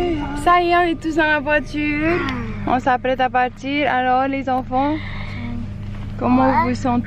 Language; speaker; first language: French; native; French